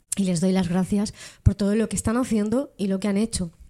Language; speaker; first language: Spanish; native; Spanish